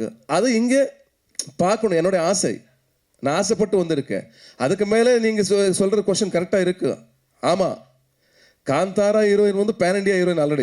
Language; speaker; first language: Tamil; non-native, learner; Kannada